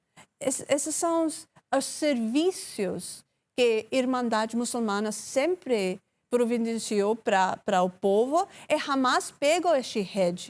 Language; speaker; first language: Portuguese; non-native, learner; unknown